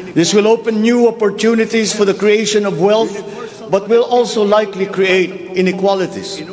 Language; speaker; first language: English; non-native, local second language; Filipino